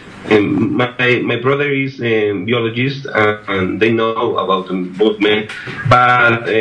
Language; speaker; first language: English; non-native, learner; Spanish